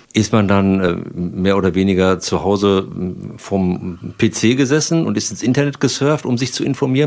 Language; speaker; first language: German; native; German